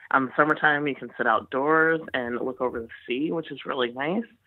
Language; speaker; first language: English; native; English